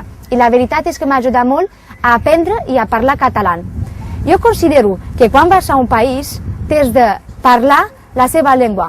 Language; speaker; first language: Catalan; non-native, fluent; Romanian